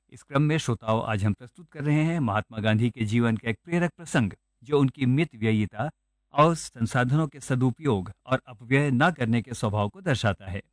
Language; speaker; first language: Hindi; native; Hindi